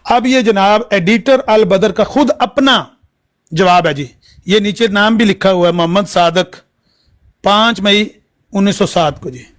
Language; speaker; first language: Urdu; non-native, local second language; Punjabi